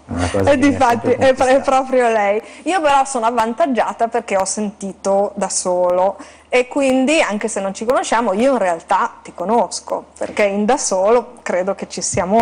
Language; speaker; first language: Italian; native; Italian